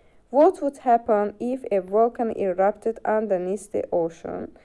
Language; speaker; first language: English; non-native, fluent; Azerbaijani